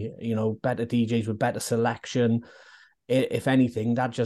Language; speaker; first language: English; native; English